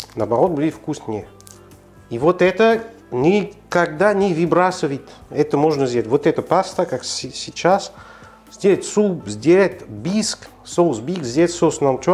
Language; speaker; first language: Russian; non-native, learner; French